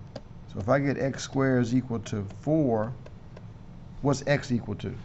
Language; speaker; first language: English; native; English